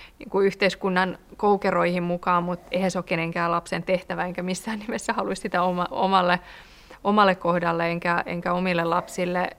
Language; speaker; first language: Finnish; early bilingual, other home language; Persian